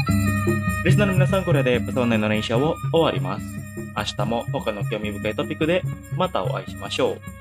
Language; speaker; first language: Japanese; non-native, fluent; Indonesian